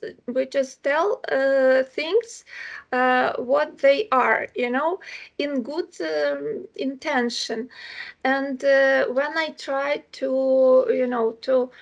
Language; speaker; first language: English; non-native, fluent; Ukrainian